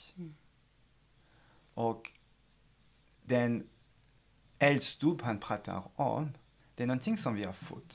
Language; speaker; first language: Swedish; non-native, fluent; French